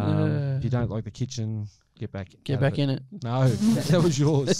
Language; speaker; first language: English; native; English